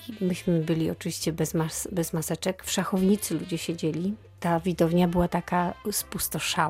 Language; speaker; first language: Polish; native; Polish